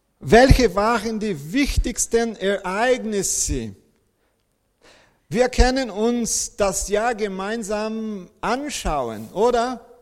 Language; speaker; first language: German; non-native, fluent; Portuguese